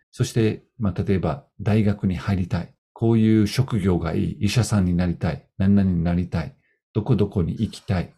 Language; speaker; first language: Japanese; non-native, fluent; English